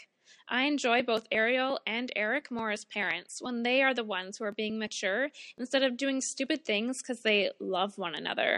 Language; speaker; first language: English; native; English